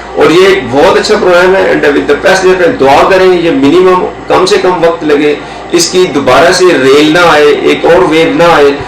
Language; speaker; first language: Urdu; non-native, local second language; Punjabi